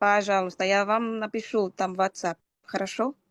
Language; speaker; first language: Russian; non-native, learner; Portuguese